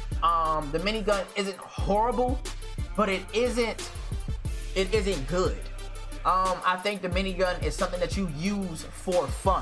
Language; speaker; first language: English; native; English